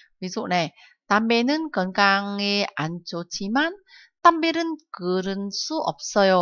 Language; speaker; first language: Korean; non-native, fluent; Vietnamese